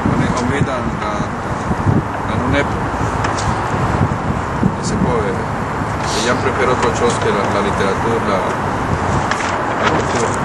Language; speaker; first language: French; non-native, learner; Spanish